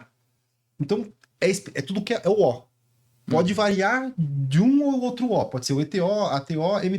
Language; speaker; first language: Portuguese; native; Portuguese